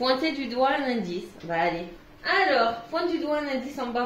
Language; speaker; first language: French; native; French